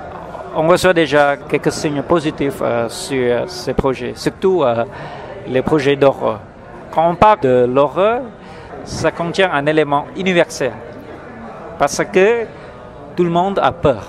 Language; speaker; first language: French; non-native, fluent; Khmer